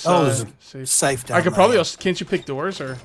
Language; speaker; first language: English; native; English